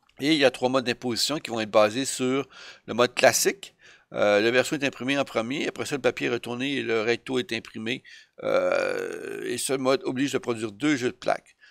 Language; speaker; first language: French; native; French